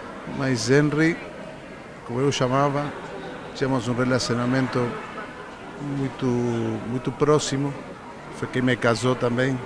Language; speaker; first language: Portuguese; non-native, fluent; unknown